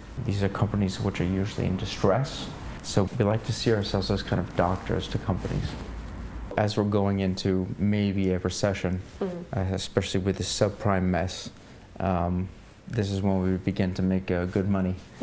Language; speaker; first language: English; native; English